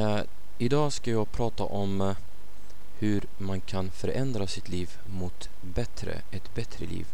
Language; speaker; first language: Swedish; non-native, fluent; Arabic